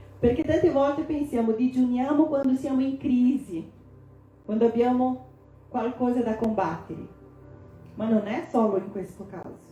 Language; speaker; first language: Italian; non-native, fluent; Portuguese